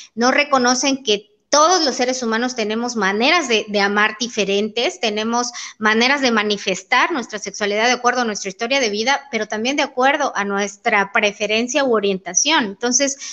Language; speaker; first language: Spanish; native; Spanish